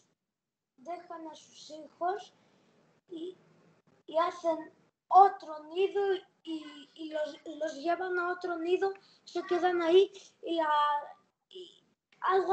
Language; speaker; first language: Spanish; early bilingual, heritage; Spanish